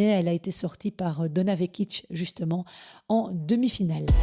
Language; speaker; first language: French; native; French